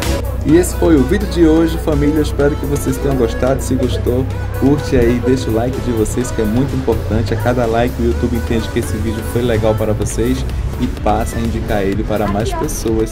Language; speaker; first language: Portuguese; native; Portuguese